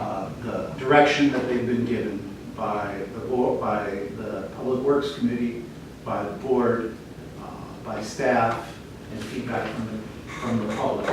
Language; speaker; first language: English; native; English